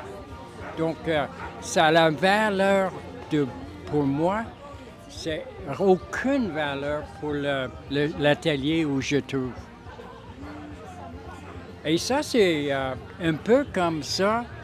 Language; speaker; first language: French; non-native, local second language; English